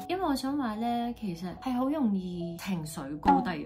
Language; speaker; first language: Cantonese; native; Cantonese